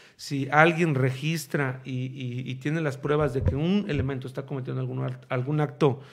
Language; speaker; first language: Spanish; native; Spanish